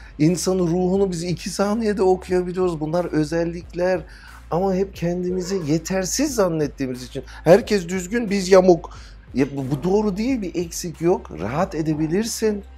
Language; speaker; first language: Turkish; early bilingual, heritage; Turkish